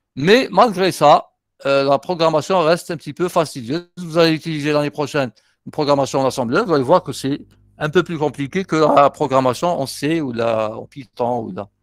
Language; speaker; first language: French; non-native, local second language; Arabic